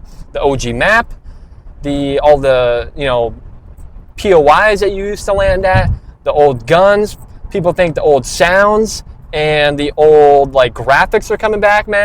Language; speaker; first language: English; native; English